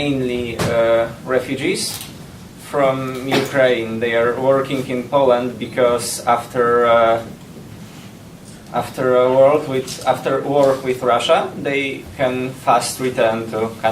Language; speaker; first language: English; non-native, learner; Polish